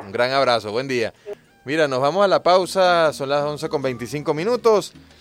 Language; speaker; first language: Spanish; native; Spanish